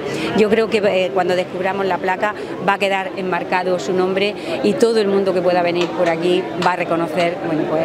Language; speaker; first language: Spanish; native; Spanish